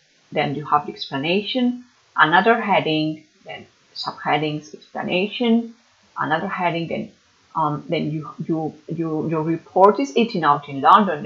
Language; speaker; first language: English; non-native, fluent; Catalan